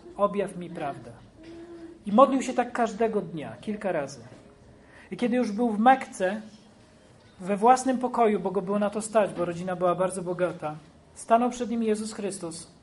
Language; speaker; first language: Polish; native; Polish